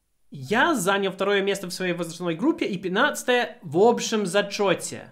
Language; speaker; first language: Russian; non-native, fluent; English